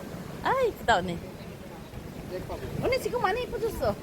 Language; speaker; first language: Korean; non-native, learner; Filipino